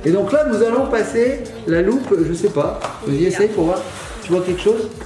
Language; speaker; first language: French; native; French